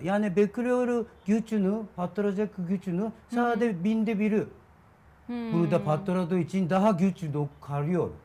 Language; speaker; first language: Turkish; non-native, learner; Japanese